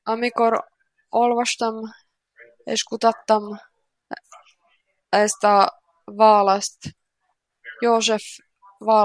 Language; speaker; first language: Hungarian; non-native, learner; Finnish